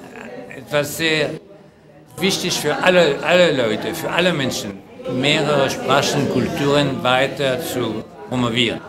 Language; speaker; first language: German; non-native, fluent; French